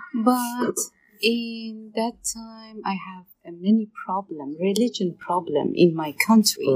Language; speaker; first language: English; non-native, learner; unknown